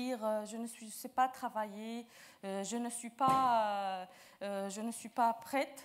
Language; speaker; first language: French; non-native, local second language; Arabic